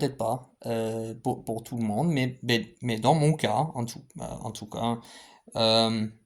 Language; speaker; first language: French; non-native, fluent; English